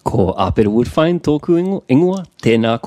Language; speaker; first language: Māori; non-native, learner; English